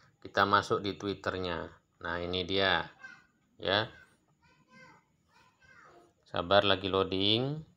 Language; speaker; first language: Indonesian; native; Indonesian